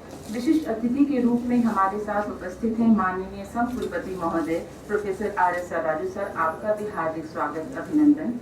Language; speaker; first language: Hindi; native; Hindi